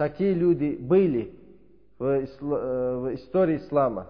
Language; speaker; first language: Russian; non-native, learner; Uzbek